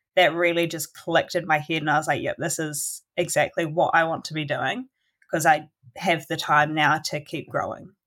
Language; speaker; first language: English; native; English